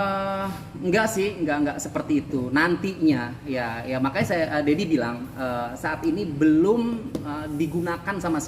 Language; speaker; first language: Indonesian; native; Indonesian